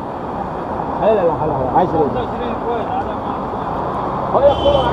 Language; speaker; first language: Arabic; non-native, learner; Malay